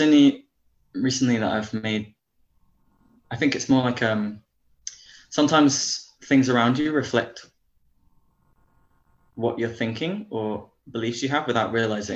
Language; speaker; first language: English; native; English